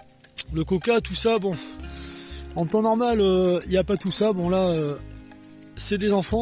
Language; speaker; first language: French; native; French